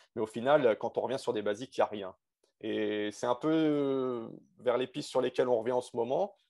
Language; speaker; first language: French; native; French